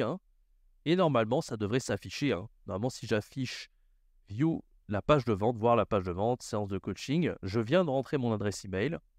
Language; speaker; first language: French; native; French